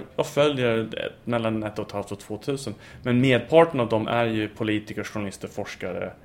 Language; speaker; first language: Swedish; non-native, fluent; English